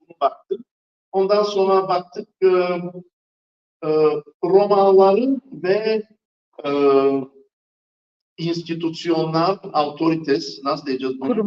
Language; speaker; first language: Turkish; non-native, fluent; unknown